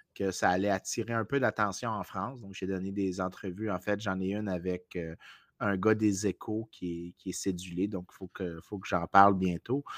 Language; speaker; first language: French; native; French